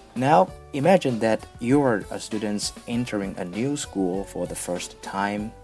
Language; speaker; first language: English; non-native, fluent; Chinese